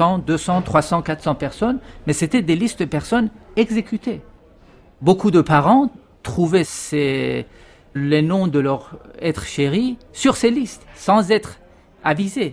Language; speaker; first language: French; non-native, fluent; Persian